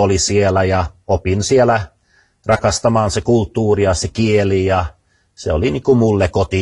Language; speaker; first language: Finnish; non-native, fluent; Swedish